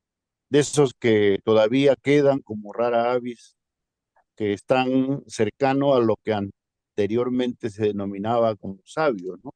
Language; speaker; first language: Spanish; native; Spanish